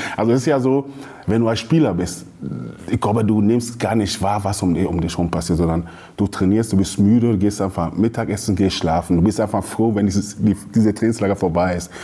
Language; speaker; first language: German; early bilingual, other home language; Akan